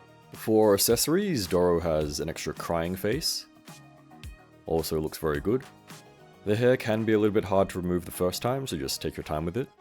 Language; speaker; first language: English; native; English